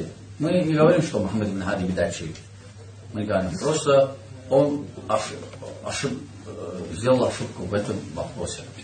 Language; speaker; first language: Russian; non-native, learner; Azerbaijani